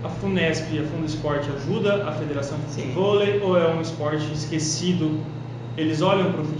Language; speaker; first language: Portuguese; native; Portuguese